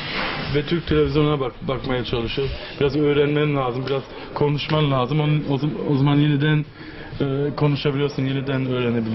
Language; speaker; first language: Turkish; early bilingual, heritage; Turkish